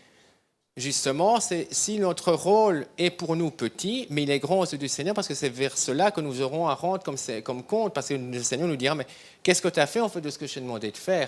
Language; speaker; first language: French; native; French